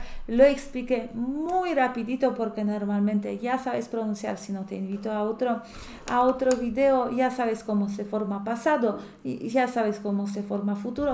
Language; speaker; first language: Spanish; non-native, fluent; Polish